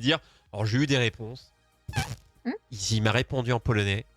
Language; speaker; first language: French; native; French